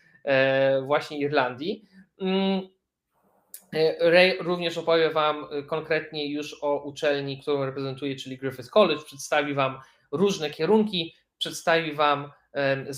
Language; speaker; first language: Polish; native; Polish